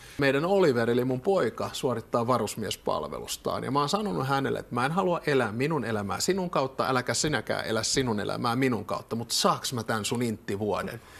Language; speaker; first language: Finnish; native; Finnish